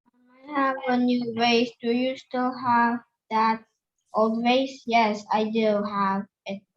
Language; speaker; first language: English; non-native, learner; Indonesian